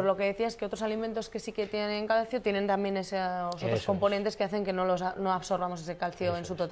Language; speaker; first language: Spanish; native; Spanish